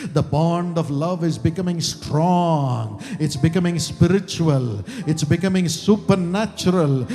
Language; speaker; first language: English; non-native, local second language; Tamil